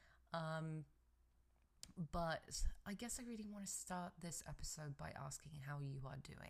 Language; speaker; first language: English; native; English